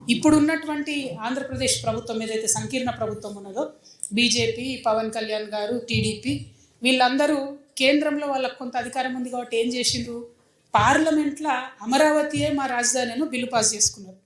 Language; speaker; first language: Telugu; native; Telugu